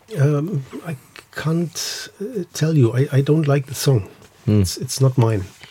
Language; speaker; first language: English; non-native, learner; German